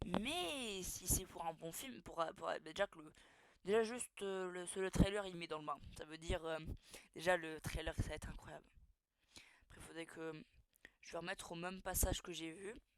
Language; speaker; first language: French; native; French